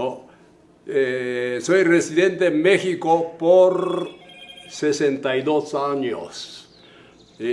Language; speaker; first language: Spanish; non-native, fluent; Japanese